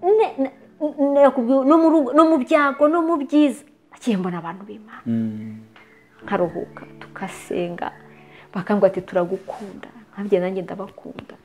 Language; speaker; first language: Kinyarwanda; native; Kinyarwanda